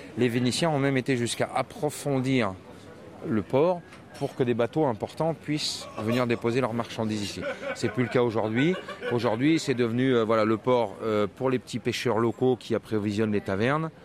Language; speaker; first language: French; native; French